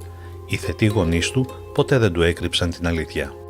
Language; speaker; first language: Greek; native; Greek